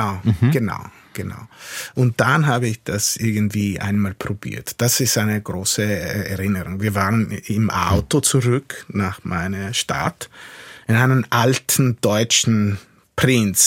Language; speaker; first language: German; non-native, fluent; Italian